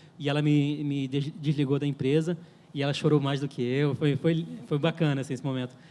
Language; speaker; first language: Portuguese; early bilingual, other home language; French